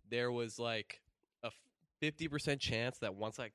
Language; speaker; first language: English; native; English